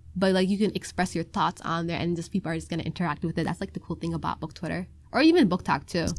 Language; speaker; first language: English; early bilingual, other home language; Somali